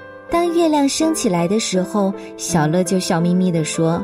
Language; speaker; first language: Chinese; native; Chinese